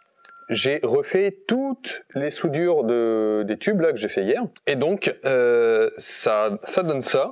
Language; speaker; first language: French; native; French